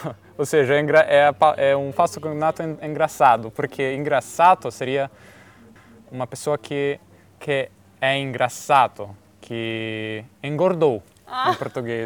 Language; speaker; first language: Portuguese; non-native, fluent; Italian